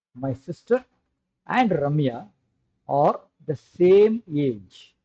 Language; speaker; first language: English; non-native, local second language; Tamil